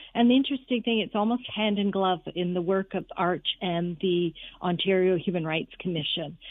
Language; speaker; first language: English; native; English